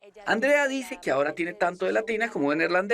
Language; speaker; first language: Spanish; native; Spanish